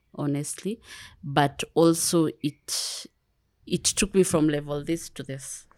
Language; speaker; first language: English; non-native, local second language; Kikuyu